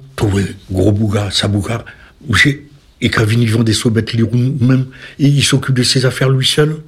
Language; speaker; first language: French; native; French